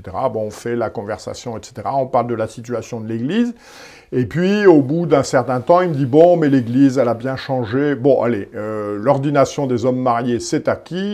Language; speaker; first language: French; native; French